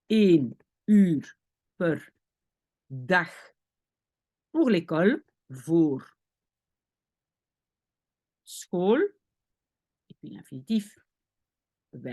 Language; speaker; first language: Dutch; non-native, fluent; French